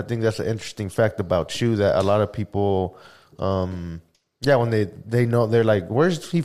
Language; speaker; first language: English; early bilingual, other home language; Spanish